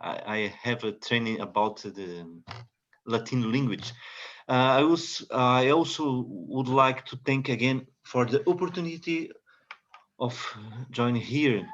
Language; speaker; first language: English; non-native, learner; Portuguese